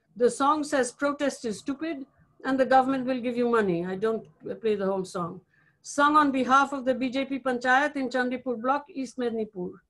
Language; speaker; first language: English; non-native, local second language; Bangla